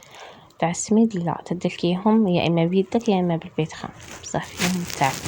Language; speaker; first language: Arabic; native; Arabic